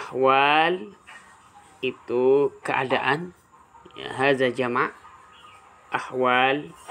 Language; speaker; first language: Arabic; non-native, fluent; Indonesian